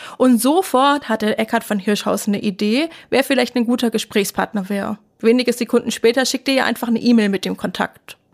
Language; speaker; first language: German; native; German